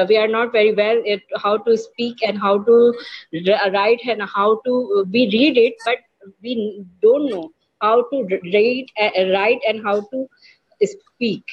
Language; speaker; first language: English; non-native, learner; Urdu